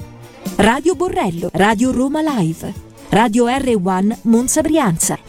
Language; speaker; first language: Italian; native; Italian